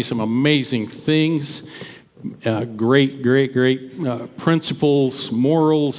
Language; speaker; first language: English; native; English